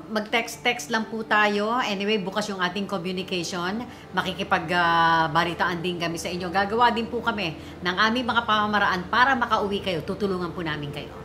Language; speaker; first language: Filipino; native; Filipino